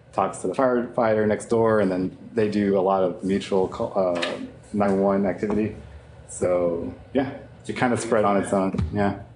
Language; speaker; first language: English; native; English